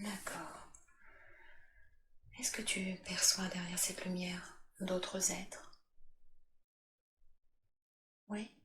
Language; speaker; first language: French; native; French